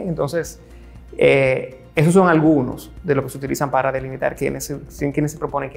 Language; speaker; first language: Spanish; native; Spanish